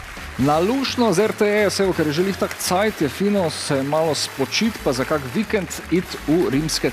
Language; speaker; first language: Slovenian; native; Slovenian